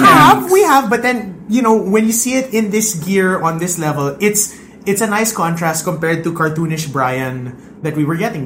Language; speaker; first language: English; non-native, local second language; Filipino